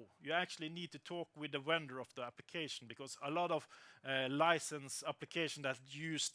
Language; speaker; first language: English; non-native, fluent; Norwegian